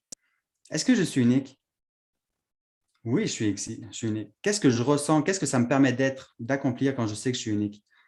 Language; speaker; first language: French; native; French